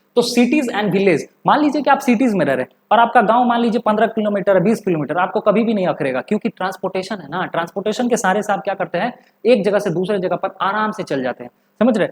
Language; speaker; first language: Hindi; native; Hindi